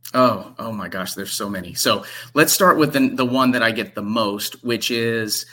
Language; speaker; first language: English; native; English